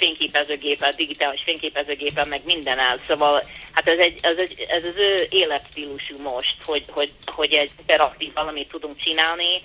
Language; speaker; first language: Hungarian; early bilingual, heritage; Hungarian